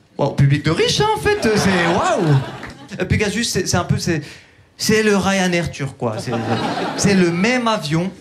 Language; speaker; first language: French; early bilingual, other home language; Turkish